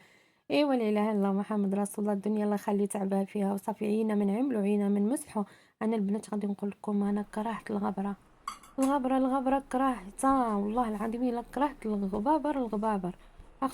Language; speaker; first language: Arabic; native; Arabic